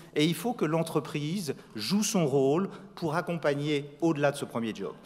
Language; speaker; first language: French; native; French